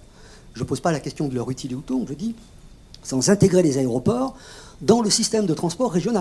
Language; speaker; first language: French; native; French